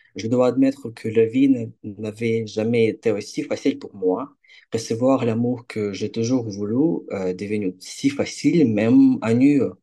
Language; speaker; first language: French; non-native, fluent; Ukrainian